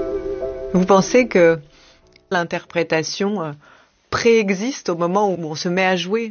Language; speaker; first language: French; native; French